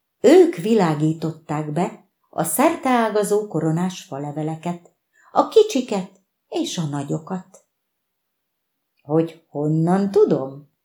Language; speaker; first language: Hungarian; native; Hungarian